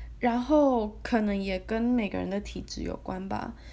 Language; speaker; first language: Chinese; native; Chinese